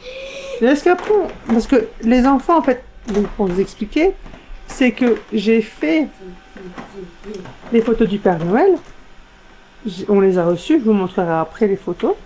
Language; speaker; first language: French; native; French